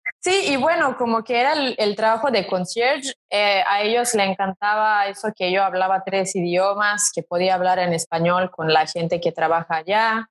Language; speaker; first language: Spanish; non-native, fluent; Serbian